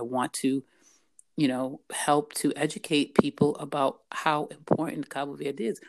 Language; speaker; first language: English; native; English